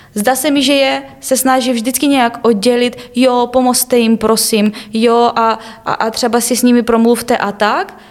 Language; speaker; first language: Czech; non-native, fluent; Ukrainian